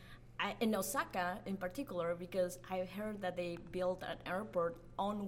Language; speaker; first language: English; non-native, fluent; Spanish